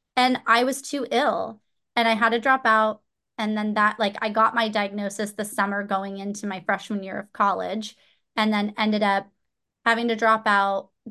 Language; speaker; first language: English; native; English